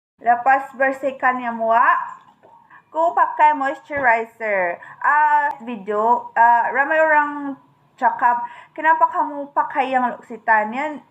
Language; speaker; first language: Malay; non-native, learner; Filipino